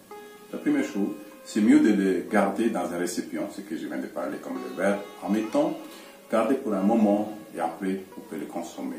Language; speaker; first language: French; non-native, fluent; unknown